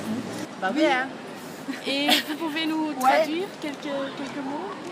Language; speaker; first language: French; non-native, learner; Dutch